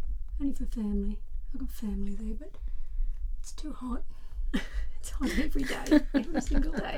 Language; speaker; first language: English; native; English